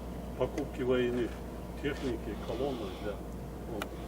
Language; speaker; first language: Russian; non-native, local second language; Tajik